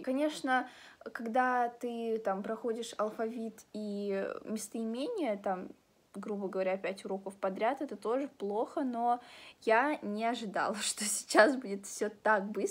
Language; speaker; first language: Russian; native; Russian